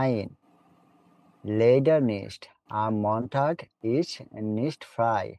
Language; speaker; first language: German; non-native, learner; Bangla